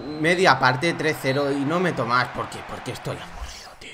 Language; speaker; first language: Spanish; native; Spanish